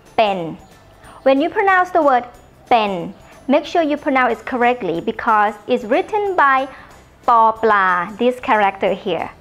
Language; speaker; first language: English; non-native, fluent; Thai